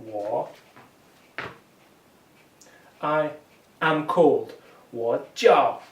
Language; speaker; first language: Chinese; non-native, fluent; English